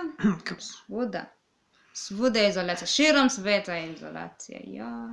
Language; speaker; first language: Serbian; non-native, learner; English